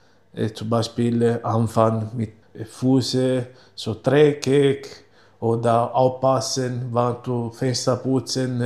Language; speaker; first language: German; non-native, learner; Italian